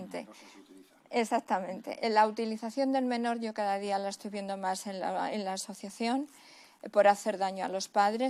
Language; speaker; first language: Spanish; native; Spanish